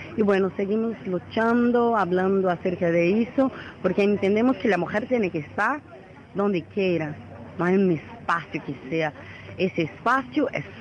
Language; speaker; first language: Spanish; non-native, fluent; Portuguese